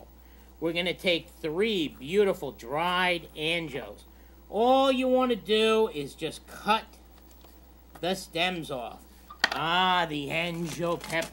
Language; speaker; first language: English; native; English